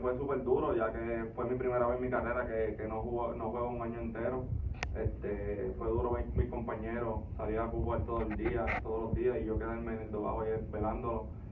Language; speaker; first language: Spanish; native; Spanish